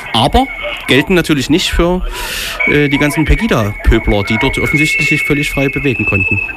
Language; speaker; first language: German; native; German